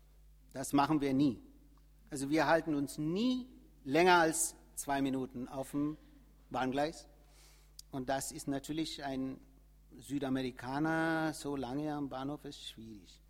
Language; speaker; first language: German; non-native, fluent; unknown